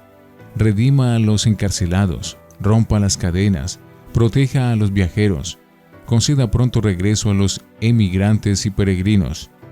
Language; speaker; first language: Spanish; native; Spanish